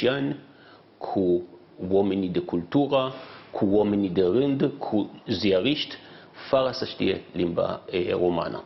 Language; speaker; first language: Romanian; non-native, fluent; Hebrew